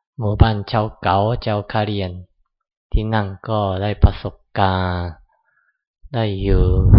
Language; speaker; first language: Thai; non-native, fluent; Japanese